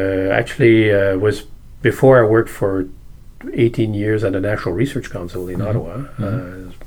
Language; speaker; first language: English; native; English